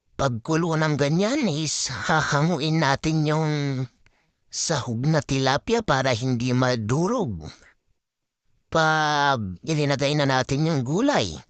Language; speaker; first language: Filipino; non-native, local second language; Bikol